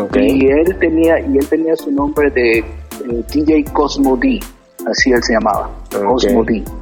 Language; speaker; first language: Spanish; native; Spanish